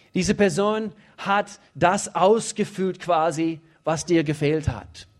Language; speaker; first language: German; non-native, fluent; English